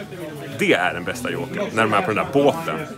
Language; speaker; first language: Swedish; native; Swedish